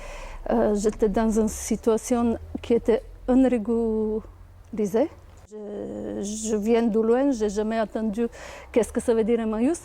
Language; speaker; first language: French; non-native, fluent; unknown